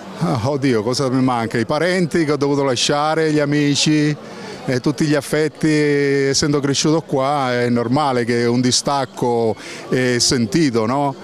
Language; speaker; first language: Italian; native; Italian